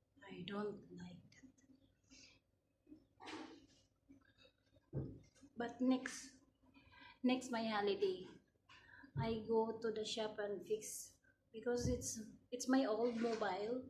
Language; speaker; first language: English; non-native, learner; Filipino